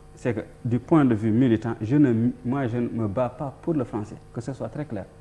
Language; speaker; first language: French; non-native, local second language; Fula